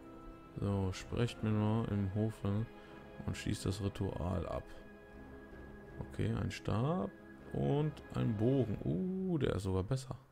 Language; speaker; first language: German; native; German